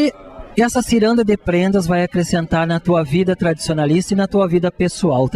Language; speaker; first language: Portuguese; native; Portuguese